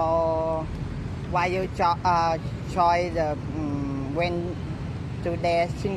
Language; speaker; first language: English; non-native, learner; Vietnamese